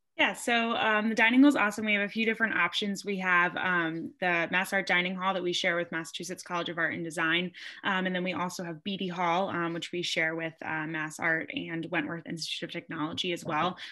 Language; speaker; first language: English; native; English